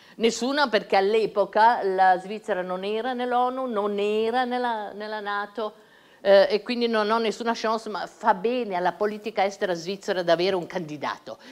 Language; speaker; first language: Italian; native; Italian